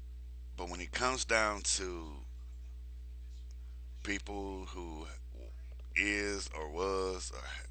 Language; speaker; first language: English; native; English